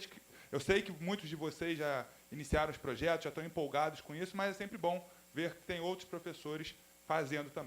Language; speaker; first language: Portuguese; native; Portuguese